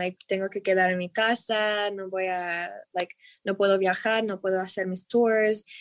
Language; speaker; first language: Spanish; non-native, learner; English